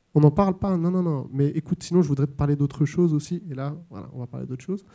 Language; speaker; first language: French; native; French